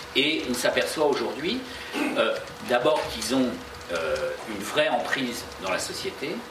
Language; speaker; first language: French; native; French